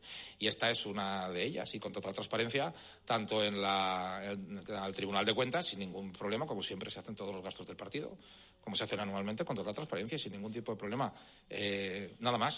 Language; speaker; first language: Spanish; native; Spanish